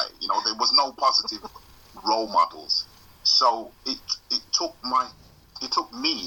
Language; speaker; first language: English; native; English